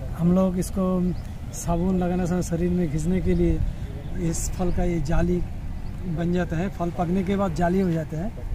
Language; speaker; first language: Hindi; native; Hindi